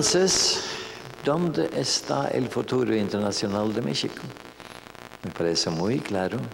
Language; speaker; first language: Spanish; non-native, fluent; Norwegian